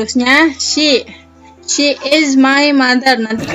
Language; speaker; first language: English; non-native, learner; Indonesian